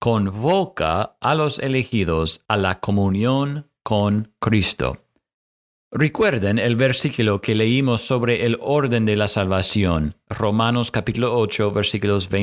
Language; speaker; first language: Spanish; non-native, fluent; English